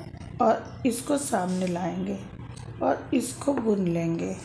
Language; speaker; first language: Hindi; native; Hindi